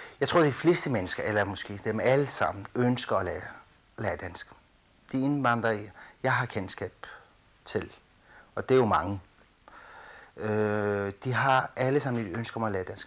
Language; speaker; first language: Danish; early bilingual, other home language; Kurdish